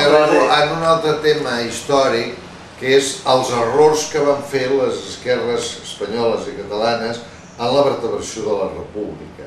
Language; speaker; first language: Catalan; native; Catalan